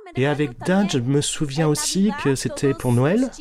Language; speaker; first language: French; non-native, fluent; Spanish